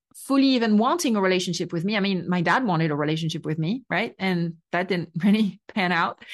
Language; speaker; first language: English; non-native, fluent; French